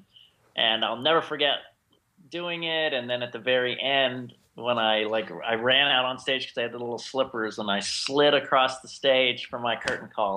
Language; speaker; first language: English; native; English